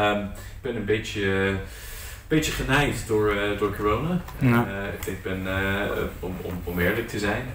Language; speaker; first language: Dutch; non-native, fluent; English